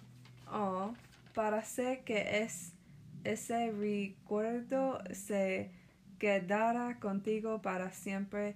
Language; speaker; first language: Spanish; early bilingual, other home language; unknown